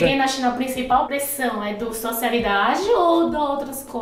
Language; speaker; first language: Portuguese; non-native, fluent; Chinese